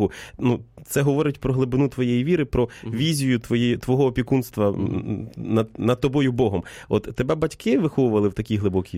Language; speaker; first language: Ukrainian; native; Ukrainian